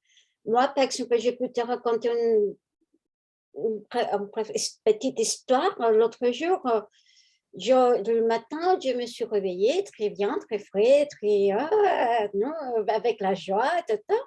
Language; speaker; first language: French; non-native, fluent; Spanish